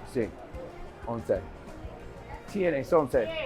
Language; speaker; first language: Spanish; non-native, learner; English